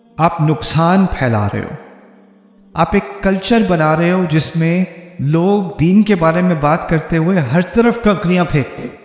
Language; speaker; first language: Urdu; early bilingual, heritage; Urdu